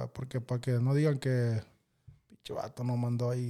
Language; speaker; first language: Spanish; early bilingual, heritage; Spanish